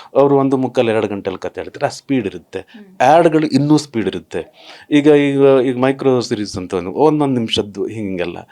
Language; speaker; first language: Kannada; native; Kannada